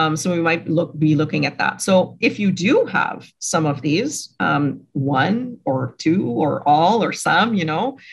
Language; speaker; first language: English; non-native, fluent; French